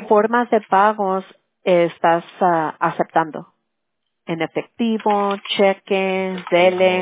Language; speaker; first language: Spanish; early bilingual, heritage; English